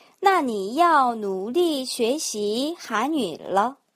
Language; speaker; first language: Chinese; non-native, fluent; Korean